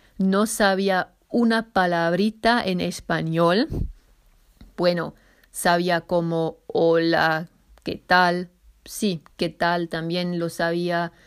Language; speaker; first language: Spanish; non-native, fluent; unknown